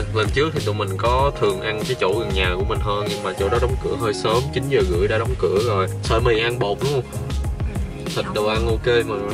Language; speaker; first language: Vietnamese; early bilingual, other home language; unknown